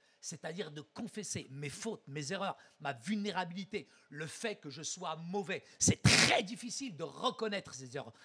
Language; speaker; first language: French; early bilingual, other home language; Arabic